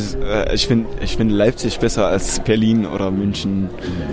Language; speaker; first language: German; non-native, learner; Arabic